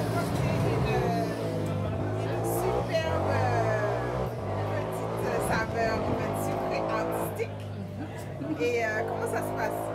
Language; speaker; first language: French; native; French